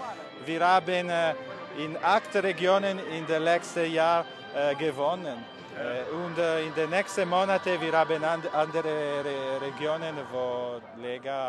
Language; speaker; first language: German; non-native, learner; Italian